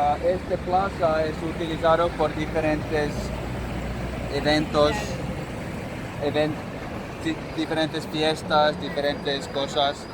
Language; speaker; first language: Spanish; non-native, learner; Finnish